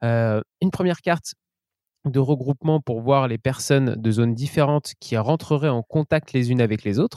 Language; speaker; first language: French; native; French